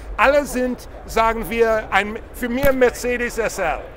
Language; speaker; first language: German; non-native, learner; English